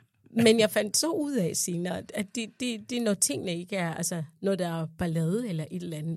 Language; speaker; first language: Danish; non-native, fluent; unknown